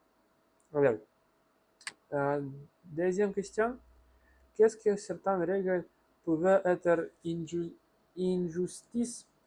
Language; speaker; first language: French; non-native, learner; Russian